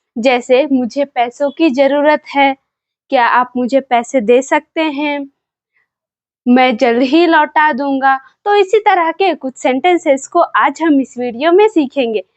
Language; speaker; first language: Hindi; non-native, local second language; Kannada